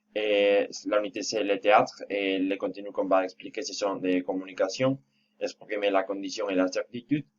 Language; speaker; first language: French; non-native, fluent; Spanish